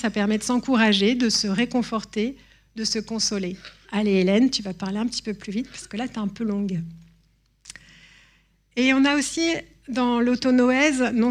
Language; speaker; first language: French; native; French